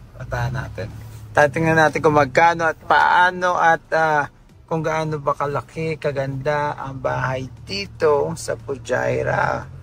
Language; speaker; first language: Filipino; native; Filipino